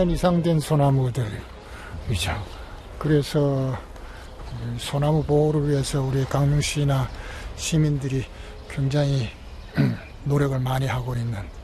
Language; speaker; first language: Korean; native; Korean